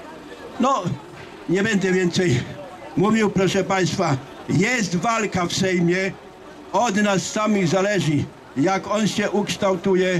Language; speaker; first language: Polish; native; Polish